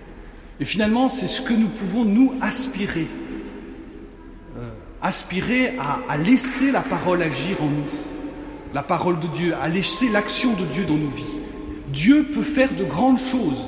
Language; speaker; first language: French; native; French